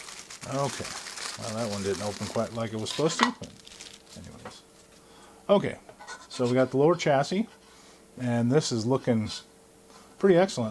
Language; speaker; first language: English; native; English